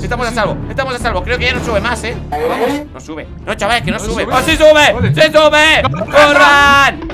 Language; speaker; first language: Spanish; native; Spanish